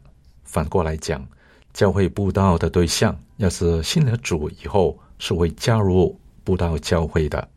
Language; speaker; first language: Chinese; non-native, local second language; Cantonese